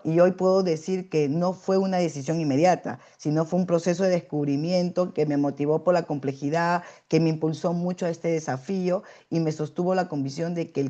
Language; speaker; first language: Spanish; native; Spanish